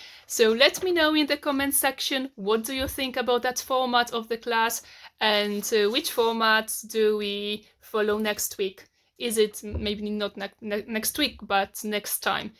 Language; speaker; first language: English; non-native, fluent; Polish